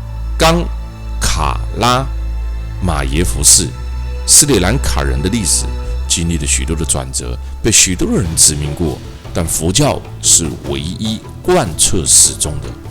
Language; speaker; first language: Chinese; native; Chinese